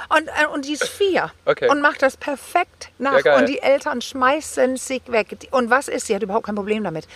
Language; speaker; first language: German; non-native, fluent; Danish